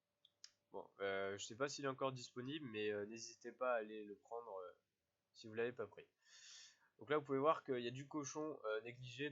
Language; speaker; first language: French; native; French